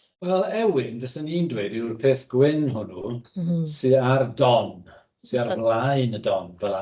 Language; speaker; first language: Welsh; native; Welsh